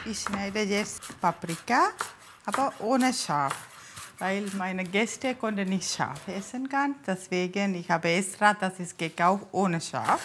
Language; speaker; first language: German; non-native, learner; Tamil